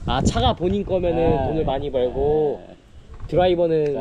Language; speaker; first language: Korean; native; Korean